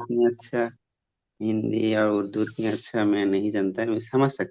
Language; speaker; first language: Hindi; non-native, learner; Bangla